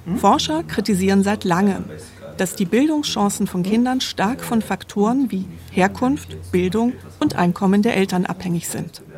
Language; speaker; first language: German; native; German